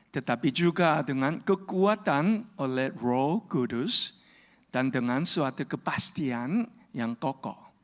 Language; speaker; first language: Indonesian; non-native, fluent; Korean